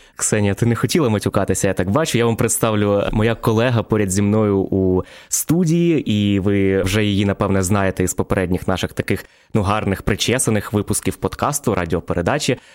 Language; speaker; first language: Ukrainian; native; Ukrainian